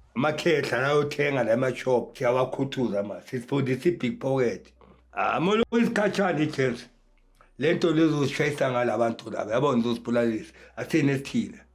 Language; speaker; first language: Zulu; native; Zulu